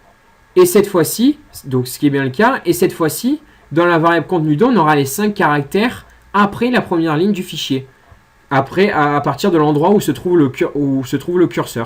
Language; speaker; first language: French; native; French